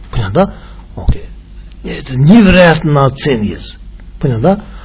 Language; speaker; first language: Russian; non-native, learner; Tibetan